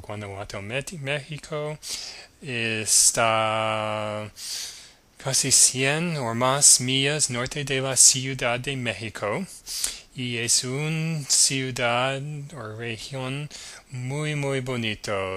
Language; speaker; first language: Spanish; non-native, learner; English